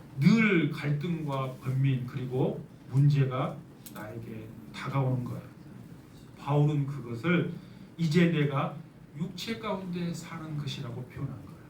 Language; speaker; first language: Korean; native; Korean